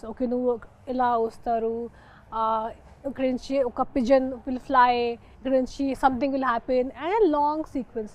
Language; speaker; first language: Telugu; non-native, local second language; Hindi